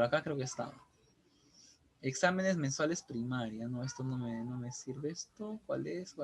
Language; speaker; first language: Spanish; native; Spanish